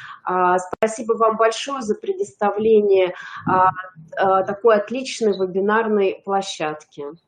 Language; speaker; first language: Russian; native; Russian